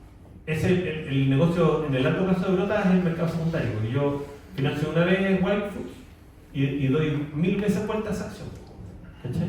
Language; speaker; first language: Spanish; native; Spanish